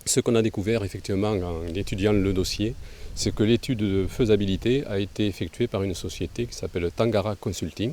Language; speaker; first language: French; native; French